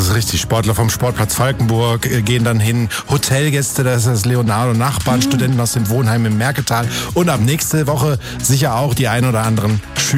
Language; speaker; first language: German; native; German